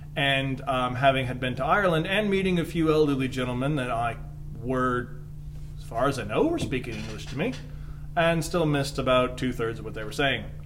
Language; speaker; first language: English; native; English